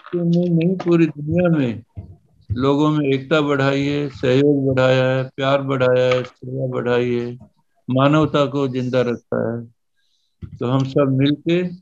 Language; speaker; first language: Hindi; native; Hindi